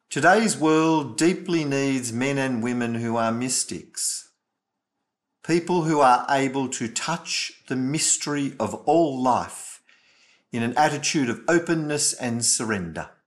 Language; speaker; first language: English; native; English